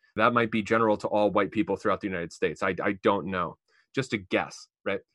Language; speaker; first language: English; native; English